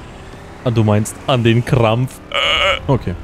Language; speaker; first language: German; native; German